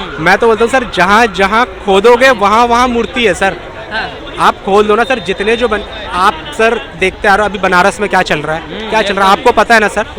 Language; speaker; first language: Hindi; native; Hindi